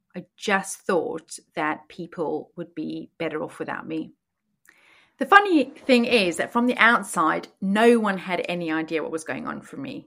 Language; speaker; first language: English; native; English